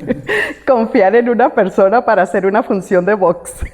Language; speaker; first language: Spanish; native; Spanish